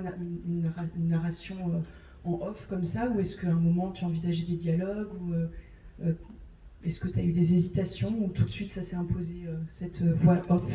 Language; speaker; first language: French; native; French